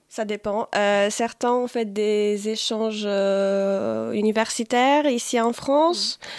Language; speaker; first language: French; non-native, fluent; Polish